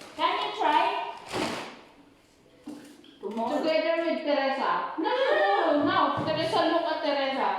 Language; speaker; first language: English; non-native, learner; Filipino